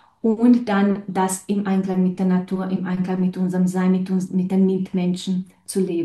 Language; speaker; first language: German; non-native, fluent; Romanian